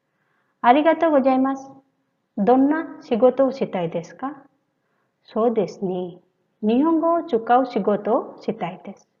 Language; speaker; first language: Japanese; non-native, fluent; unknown